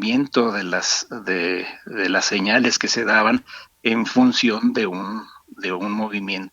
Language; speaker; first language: Spanish; native; Spanish